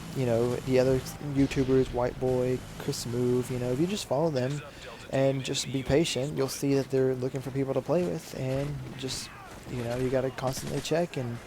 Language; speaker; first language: English; native; English